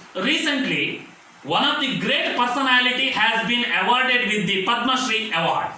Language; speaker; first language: English; non-native, local second language; Kannada